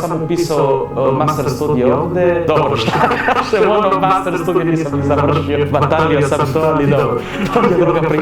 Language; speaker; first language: Serbian; non-native, fluent; Spanish